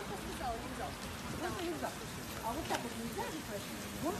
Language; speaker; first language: Russian; non-native, local second language; Uzbek